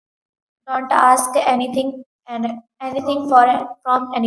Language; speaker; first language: English; non-native, learner; Hindi